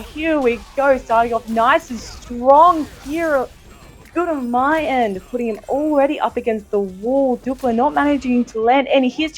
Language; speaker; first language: English; native; English